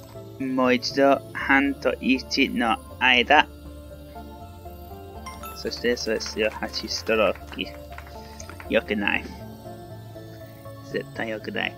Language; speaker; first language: Japanese; non-native, learner; English